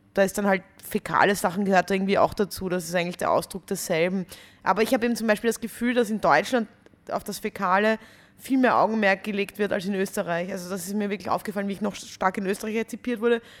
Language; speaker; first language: German; native; German